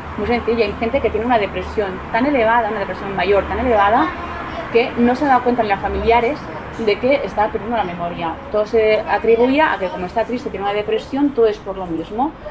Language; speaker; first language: Spanish; non-native, local second language; Catalan